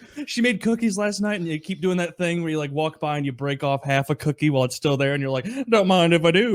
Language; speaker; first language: English; native; English